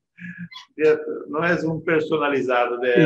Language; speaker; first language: Portuguese; non-native, learner; Spanish